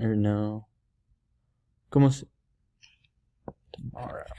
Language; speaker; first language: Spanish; non-native, learner; English